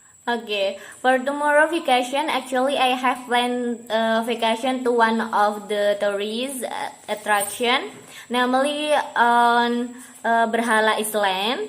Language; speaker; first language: English; non-native, learner; Indonesian